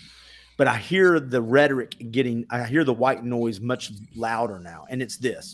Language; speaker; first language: English; native; English